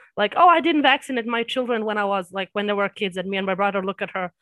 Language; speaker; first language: English; early bilingual, other home language; Serbian